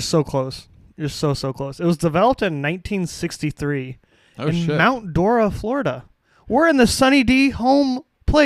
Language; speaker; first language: English; native; English